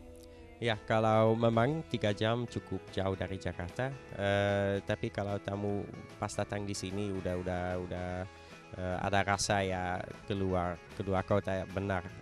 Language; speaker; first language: Indonesian; non-native, fluent; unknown